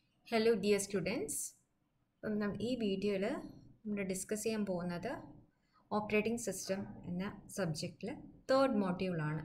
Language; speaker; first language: English; non-native, local second language; Malayalam